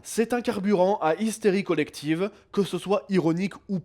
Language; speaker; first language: French; native; French